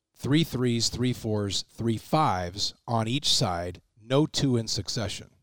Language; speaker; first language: English; native; English